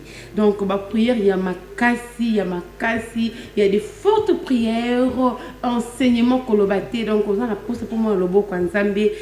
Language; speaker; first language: French; non-native, local second language; Lingala